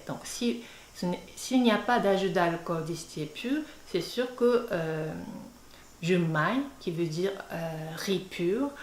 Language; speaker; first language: French; non-native, fluent; Japanese